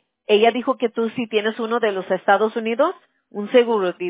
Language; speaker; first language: Spanish; early bilingual, heritage; English